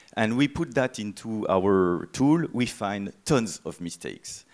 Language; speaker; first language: English; non-native, fluent; French